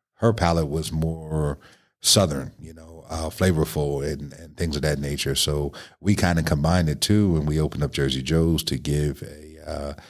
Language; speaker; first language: English; native; English